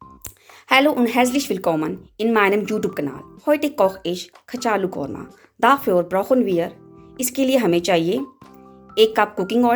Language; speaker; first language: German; non-native, learner; Urdu